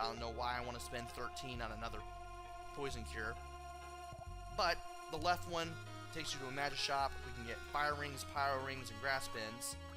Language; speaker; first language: English; native; English